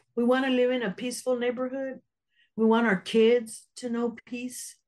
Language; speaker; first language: English; native; English